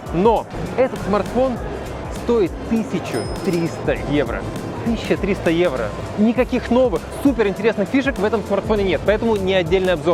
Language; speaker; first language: Russian; native; Russian